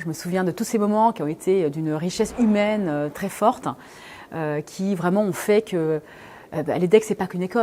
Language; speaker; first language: French; native; French